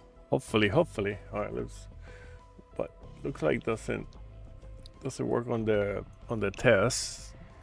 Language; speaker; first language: English; non-native, local second language; Spanish